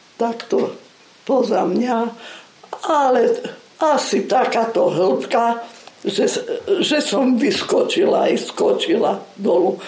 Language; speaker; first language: Slovak; non-native, local second language; Rusyn